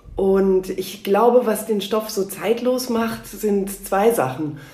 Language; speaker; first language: German; native; German